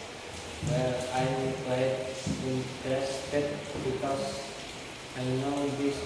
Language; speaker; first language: English; non-native, learner; Indonesian